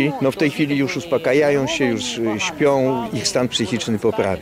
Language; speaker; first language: Polish; non-native, fluent; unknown